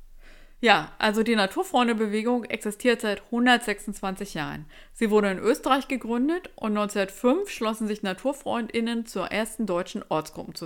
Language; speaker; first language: German; native; German